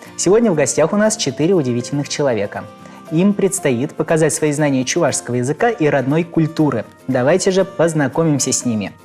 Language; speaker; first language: Russian; non-native, local second language; Chuvash